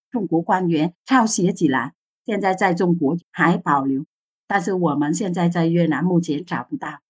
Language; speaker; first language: Chinese; non-native, fluent; Vietnamese